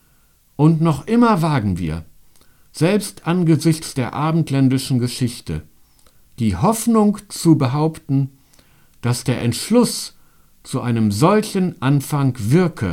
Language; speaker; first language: German; native; German